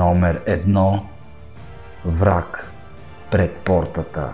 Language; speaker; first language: Bulgarian; native; Bulgarian